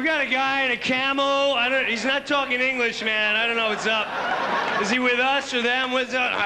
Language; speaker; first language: English; native; English